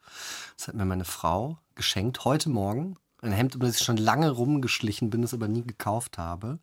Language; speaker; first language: German; native; German